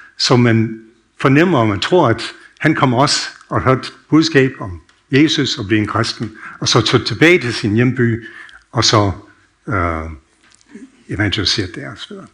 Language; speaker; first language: Danish; non-native, fluent; English